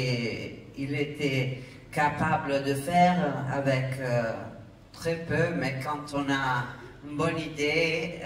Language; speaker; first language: French; non-native, fluent; Italian